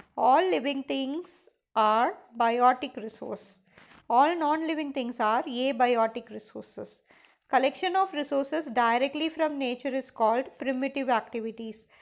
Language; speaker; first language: English; non-native, local second language; Tamil